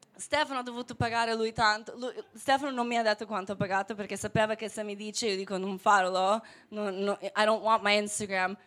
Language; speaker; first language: Italian; native; Italian